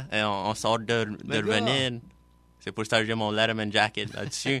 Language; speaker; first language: French; non-native, local second language; English